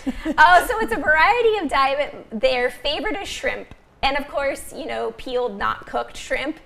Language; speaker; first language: English; native; English